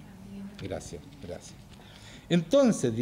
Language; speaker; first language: Spanish; native; Spanish